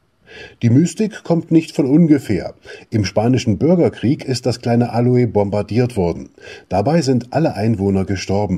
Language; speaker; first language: German; native; German